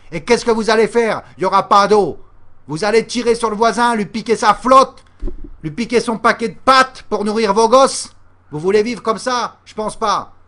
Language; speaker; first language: French; native; French